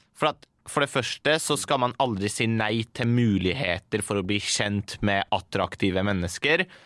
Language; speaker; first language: Norwegian; early bilingual, other home language; Persian